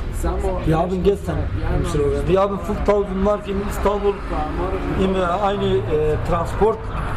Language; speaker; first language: German; non-native, learner; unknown